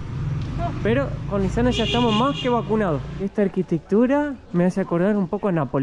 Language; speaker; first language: Spanish; native; Spanish